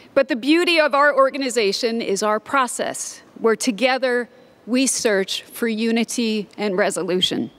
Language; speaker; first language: English; native; English